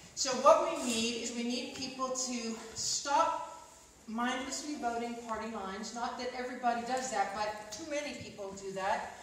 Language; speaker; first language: English; native; English